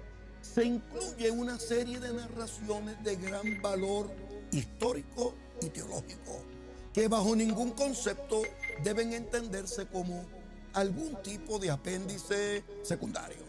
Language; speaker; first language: Spanish; native; Spanish